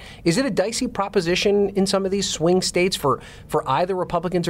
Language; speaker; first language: English; native; English